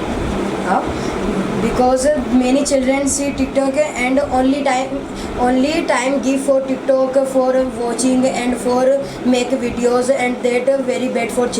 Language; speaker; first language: English; non-native, learner; Hindi